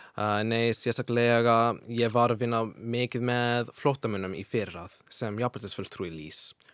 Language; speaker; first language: Icelandic; non-native, fluent; English